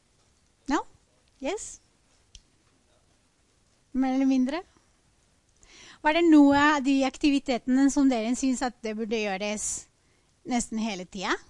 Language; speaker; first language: Norwegian; non-native, fluent; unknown